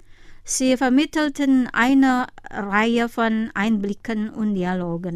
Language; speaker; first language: German; non-native, fluent; Indonesian